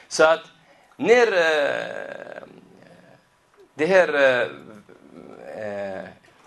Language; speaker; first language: Swedish; non-native, fluent; Arabic